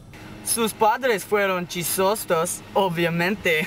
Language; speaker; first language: Spanish; non-native, learner; English